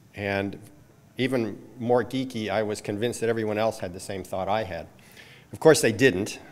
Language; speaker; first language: English; native; English